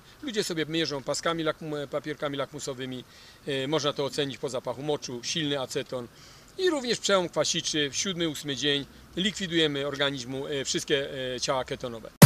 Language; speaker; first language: Polish; native; Polish